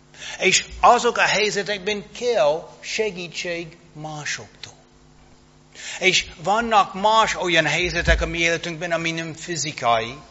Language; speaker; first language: Hungarian; non-native, fluent; English